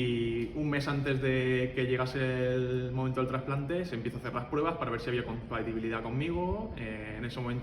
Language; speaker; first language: Spanish; native; Spanish